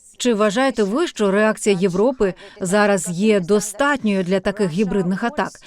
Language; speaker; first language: Ukrainian; native; Ukrainian